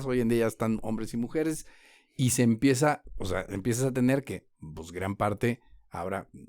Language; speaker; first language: Spanish; native; Spanish